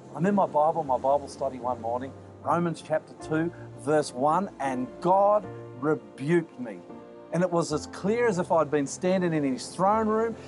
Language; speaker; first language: English; native; English